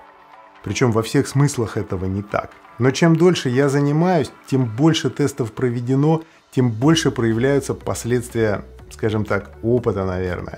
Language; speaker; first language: Russian; native; Russian